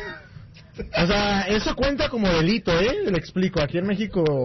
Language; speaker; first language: Spanish; native; Spanish